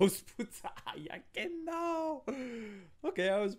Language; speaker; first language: German; non-native, learner; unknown